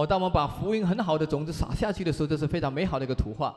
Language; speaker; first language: Chinese; native; Chinese